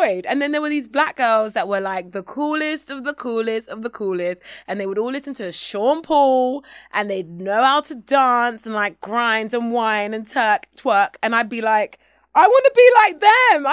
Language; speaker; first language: English; native; English